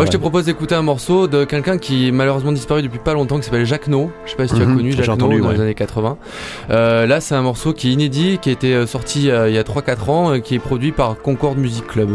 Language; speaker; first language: French; native; French